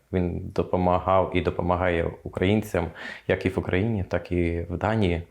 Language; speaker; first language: Ukrainian; native; Ukrainian